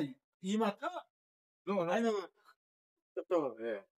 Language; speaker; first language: Korean; non-native, learner; Filipino